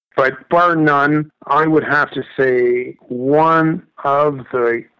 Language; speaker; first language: English; native; English